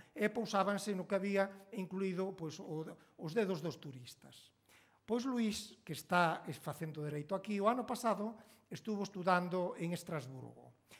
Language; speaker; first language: Galician; native; Galician